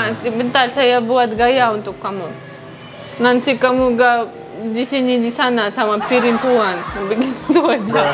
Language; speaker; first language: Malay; non-native, learner; Russian